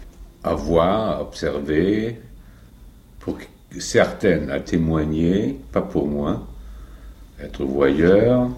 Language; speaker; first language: French; non-native, fluent; German